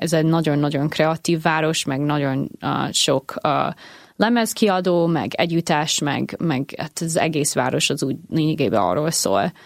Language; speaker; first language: Hungarian; non-native, fluent; English